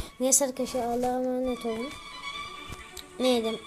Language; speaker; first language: Turkish; native; Turkish